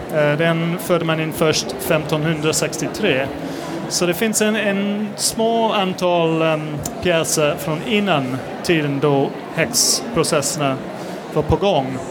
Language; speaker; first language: Swedish; non-native, fluent; English